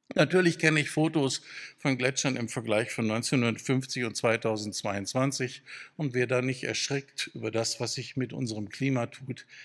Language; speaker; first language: German; native; German